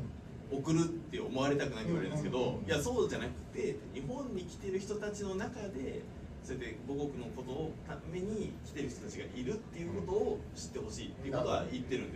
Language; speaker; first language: Japanese; native; Japanese